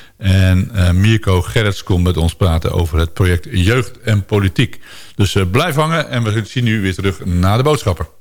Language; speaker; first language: Dutch; native; Dutch